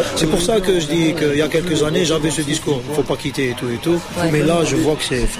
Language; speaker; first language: French; non-native, local second language; Arabic